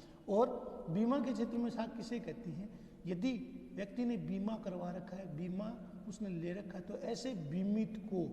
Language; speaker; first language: Hindi; native; Hindi